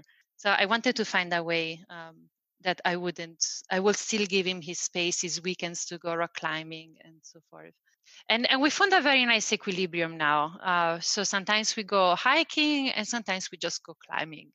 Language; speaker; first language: English; non-native, fluent; Italian